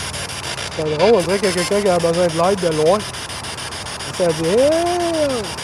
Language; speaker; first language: French; native; French